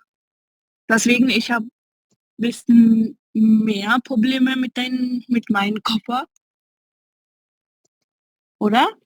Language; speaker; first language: German; non-native, learner; Hindi